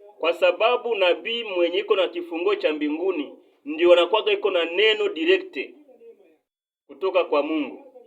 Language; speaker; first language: Swahili; non-native, local second language; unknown